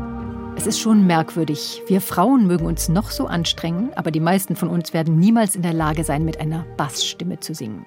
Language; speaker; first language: German; native; German